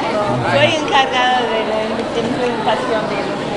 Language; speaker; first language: Spanish; non-native, fluent; English